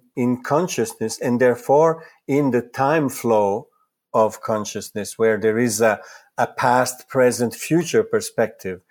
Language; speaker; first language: English; non-native, fluent; Italian